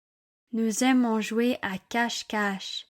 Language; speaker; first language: French; non-native, learner; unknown